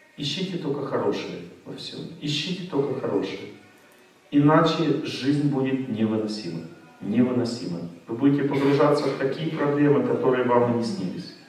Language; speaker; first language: Russian; native; Russian